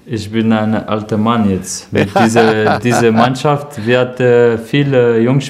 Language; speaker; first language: German; non-native, learner; French